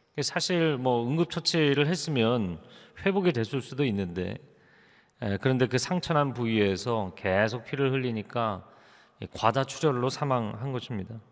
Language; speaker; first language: Korean; native; Korean